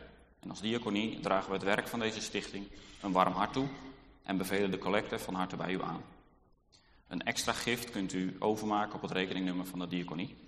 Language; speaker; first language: Dutch; native; Dutch